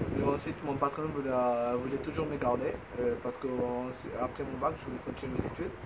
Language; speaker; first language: French; non-native, fluent; Bangla